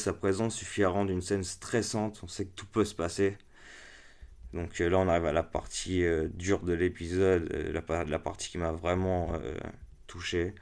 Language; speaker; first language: French; native; French